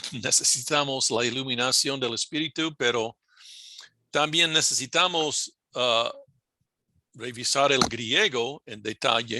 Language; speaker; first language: Spanish; non-native, fluent; English